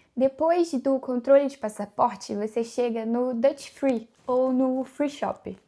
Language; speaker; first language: Portuguese; native; Portuguese